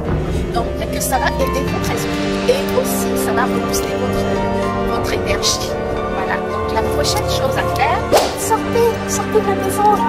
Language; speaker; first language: French; native; French